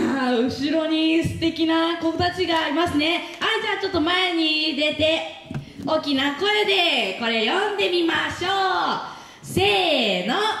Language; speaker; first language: Japanese; native; Japanese